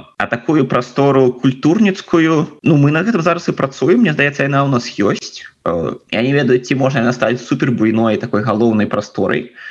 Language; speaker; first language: Belarusian; non-native, local second language; Russian